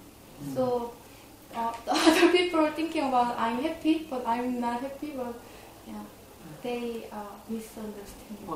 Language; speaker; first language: English; non-native, learner; Korean